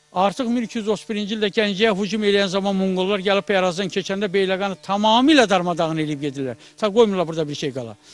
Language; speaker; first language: Azerbaijani; native; Azerbaijani